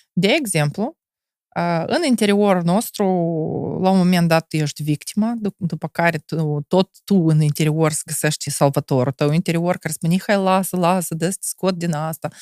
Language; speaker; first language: Romanian; non-native, local second language; Russian